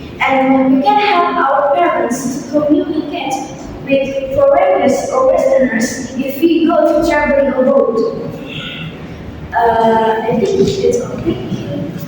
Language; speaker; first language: English; non-native, learner; Indonesian